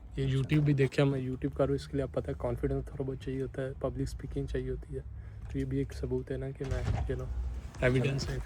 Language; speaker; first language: Urdu; non-native, local second language; Punjabi